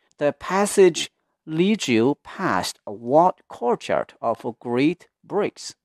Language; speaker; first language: English; non-native, fluent; Chinese